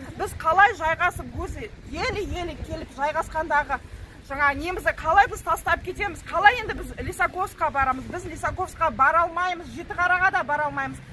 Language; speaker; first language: Kazakh; early bilingual, heritage; Kazakh